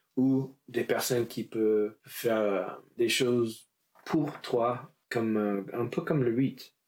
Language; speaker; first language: French; non-native, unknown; English